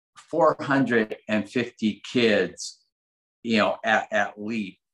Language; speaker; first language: English; native; English